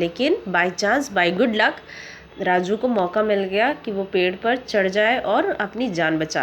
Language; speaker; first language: Hindi; native; Hindi